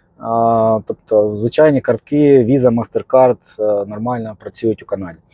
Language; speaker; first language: Ukrainian; non-native, local second language; Russian